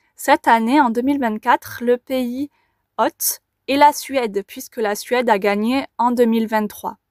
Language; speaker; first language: French; native; French